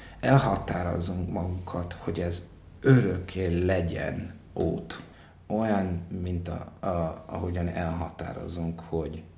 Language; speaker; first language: Hungarian; non-native, fluent; English